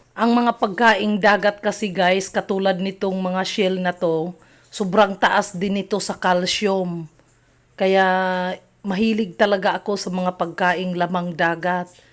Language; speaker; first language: Filipino; non-native, local second language; Cebuano